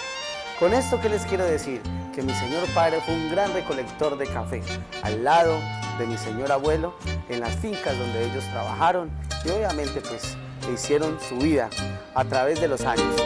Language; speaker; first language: Spanish; native; Spanish